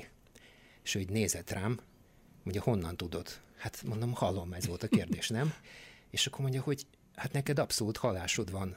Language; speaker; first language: Hungarian; non-native, fluent; Bulgarian